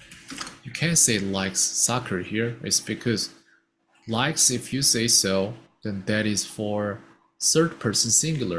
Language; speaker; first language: English; non-native, fluent; Korean